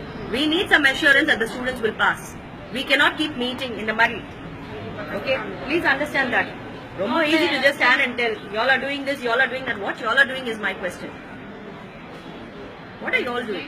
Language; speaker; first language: English; non-native, local second language; Tamil